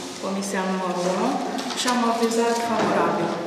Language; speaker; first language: Romanian; native; Romanian